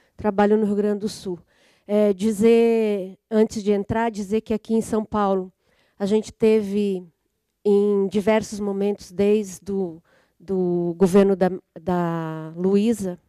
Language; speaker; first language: Portuguese; native; Portuguese